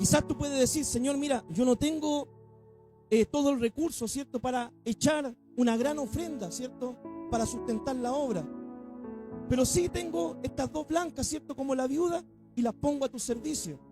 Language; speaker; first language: Spanish; native; Spanish